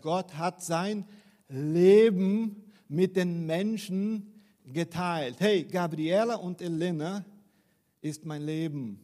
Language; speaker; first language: German; non-native, fluent; Portuguese